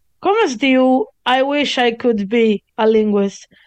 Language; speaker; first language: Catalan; non-native, learner; Italian